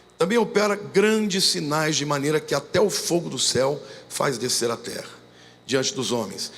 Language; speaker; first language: Portuguese; native; Portuguese